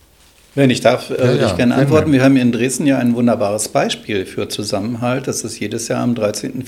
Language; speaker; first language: German; native; German